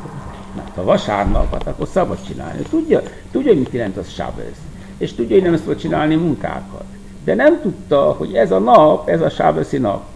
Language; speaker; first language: Hungarian; non-native, fluent; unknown